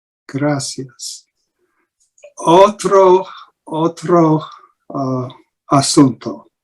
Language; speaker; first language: Spanish; non-native, learner; English